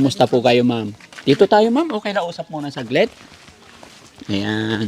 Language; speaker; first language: Filipino; native; Filipino